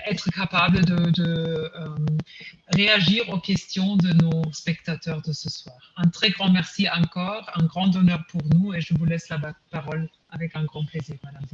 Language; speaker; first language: French; non-native, fluent; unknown